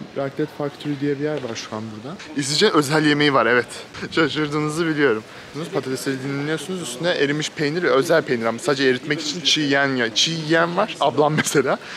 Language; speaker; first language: Turkish; native; Turkish